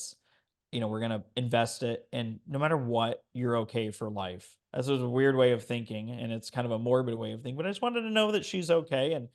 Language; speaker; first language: English; native; English